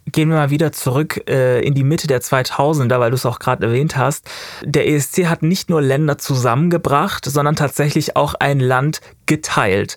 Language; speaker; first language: German; native; German